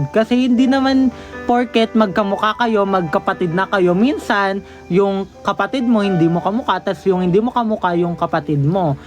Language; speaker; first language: Filipino; native; Filipino